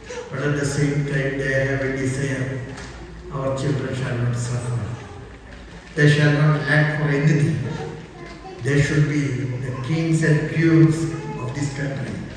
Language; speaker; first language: English; non-native, local second language; Malayalam